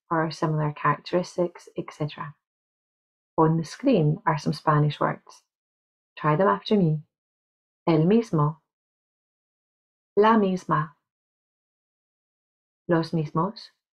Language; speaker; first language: English; native; English